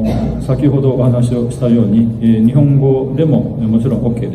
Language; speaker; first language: Japanese; non-native, fluent; Korean